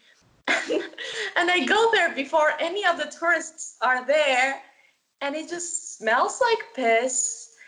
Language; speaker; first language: English; non-native, fluent; Spanish